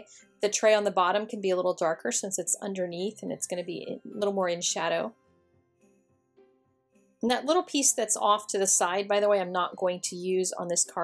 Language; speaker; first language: English; native; English